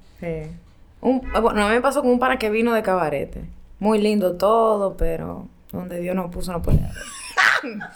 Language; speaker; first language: Spanish; native; Spanish